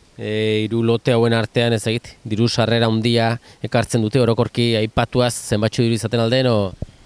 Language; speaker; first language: Basque; native; Basque